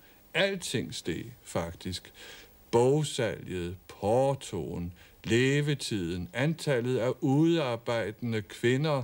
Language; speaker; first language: Danish; native; Danish